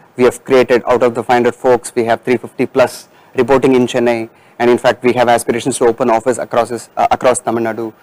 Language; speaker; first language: English; non-native, local second language; Tamil